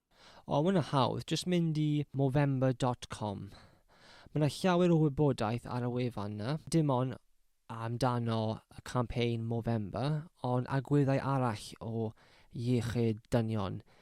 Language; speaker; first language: Welsh; non-native, local second language; English